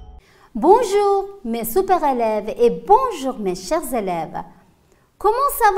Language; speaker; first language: French; non-native, fluent; Uzbek